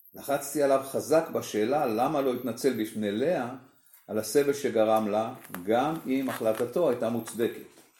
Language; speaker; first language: Hebrew; native; Hebrew